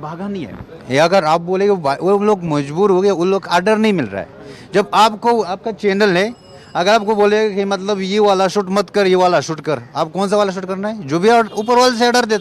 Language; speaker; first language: Hindi; non-native, learner; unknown